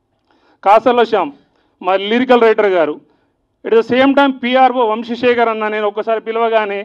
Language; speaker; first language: Telugu; native; Telugu